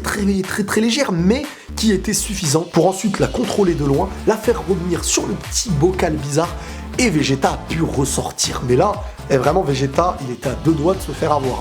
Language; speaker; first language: French; native; French